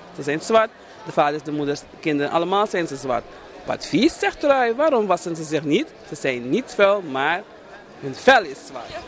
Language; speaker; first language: Dutch; native; Dutch